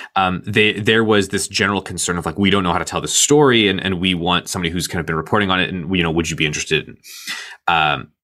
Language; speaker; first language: English; native; English